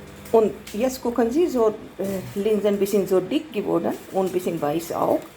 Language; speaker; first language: German; non-native, learner; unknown